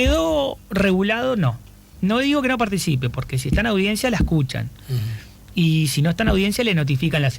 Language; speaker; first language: Spanish; native; Spanish